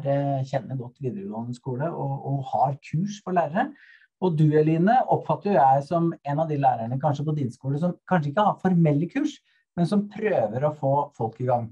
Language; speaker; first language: Norwegian; native; Norwegian